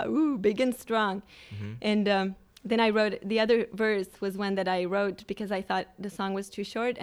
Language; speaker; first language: English; non-native, fluent; Swedish